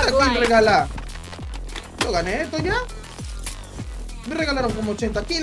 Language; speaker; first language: Spanish; native; Spanish